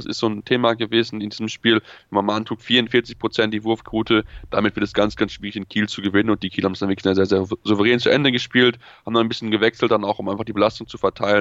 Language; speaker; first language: German; native; German